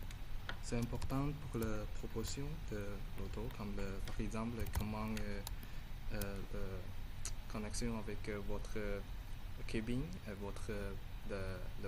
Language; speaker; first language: French; non-native, learner; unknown